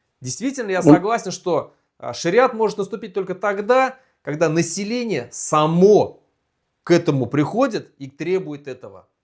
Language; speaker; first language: Russian; native; Russian